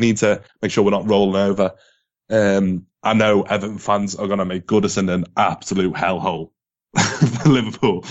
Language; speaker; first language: English; native; English